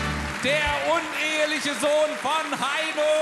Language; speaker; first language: German; native; German